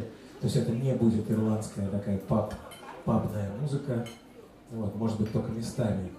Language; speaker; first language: Russian; native; Russian